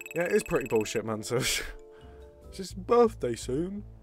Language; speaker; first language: English; native; English